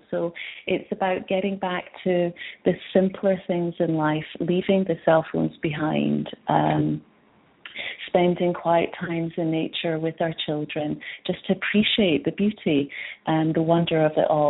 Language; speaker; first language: English; native; English